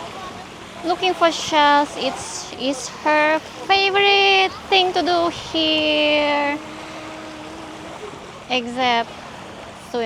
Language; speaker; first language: English; non-native, local second language; Filipino